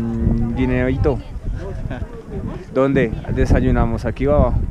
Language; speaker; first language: Spanish; native; Spanish